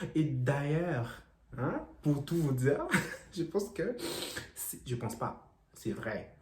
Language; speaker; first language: French; non-native, local second language; Lingala